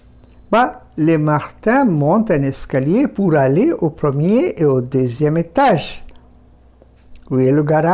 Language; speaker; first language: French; non-native, fluent; Bangla